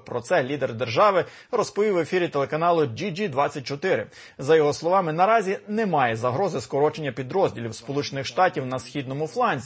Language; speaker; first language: Ukrainian; native; Ukrainian